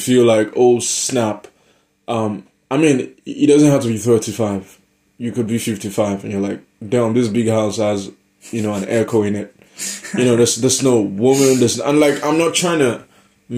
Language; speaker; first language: English; non-native, local second language; Yoruba